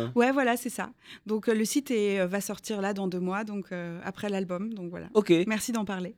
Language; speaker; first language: French; native; French